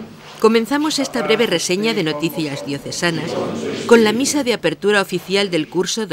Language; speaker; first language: Spanish; native; Spanish